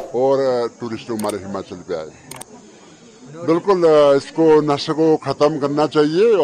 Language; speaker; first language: Hindi; native; Hindi